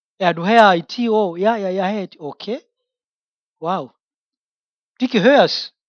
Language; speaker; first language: Danish; non-native, fluent; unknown